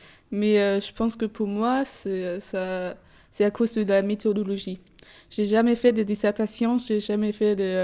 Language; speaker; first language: French; non-native, fluent; German